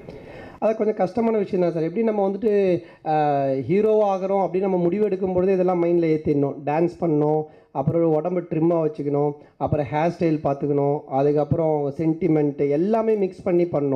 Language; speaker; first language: Tamil; native; Tamil